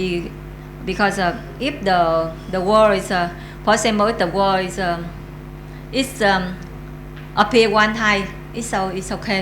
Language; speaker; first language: English; non-native, learner; Vietnamese